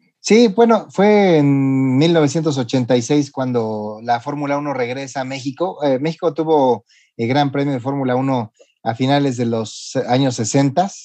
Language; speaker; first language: Spanish; native; Spanish